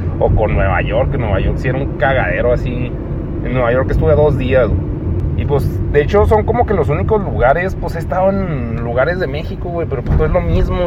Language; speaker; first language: Spanish; native; Spanish